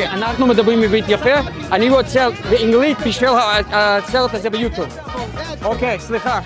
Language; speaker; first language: Hebrew; non-native, learner; English